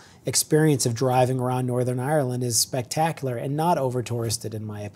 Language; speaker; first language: English; native; English